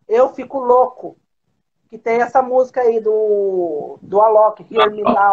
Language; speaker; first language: Portuguese; native; Portuguese